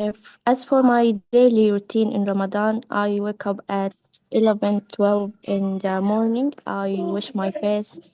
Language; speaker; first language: English; non-native, learner; Arabic